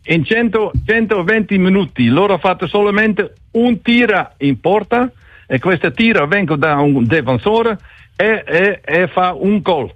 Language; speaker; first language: Italian; non-native, learner; Dutch